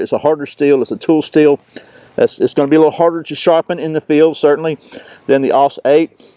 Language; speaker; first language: English; native; English